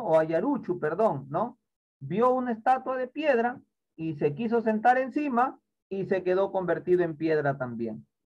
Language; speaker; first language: Spanish; native; Spanish